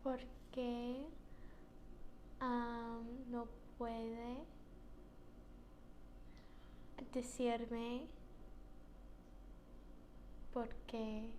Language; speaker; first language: Spanish; non-native, learner; English